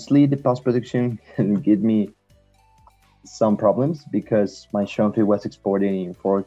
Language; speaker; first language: English; non-native, learner; Spanish